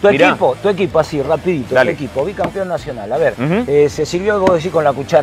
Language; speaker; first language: Spanish; native; Spanish